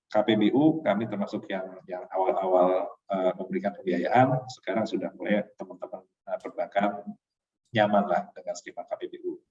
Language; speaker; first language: Indonesian; native; Indonesian